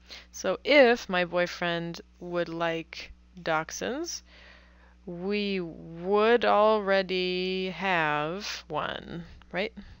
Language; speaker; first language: English; native; English